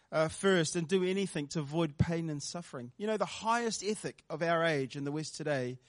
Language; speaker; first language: English; native; English